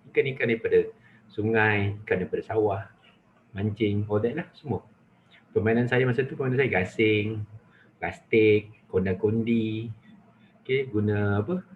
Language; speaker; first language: Malay; native; Malay